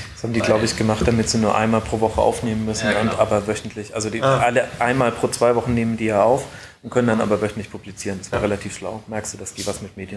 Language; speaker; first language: German; native; German